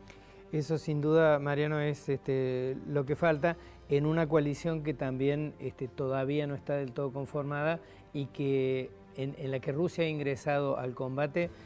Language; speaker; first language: Spanish; native; Spanish